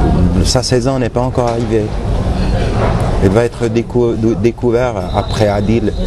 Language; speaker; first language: French; non-native, local second language; Arabic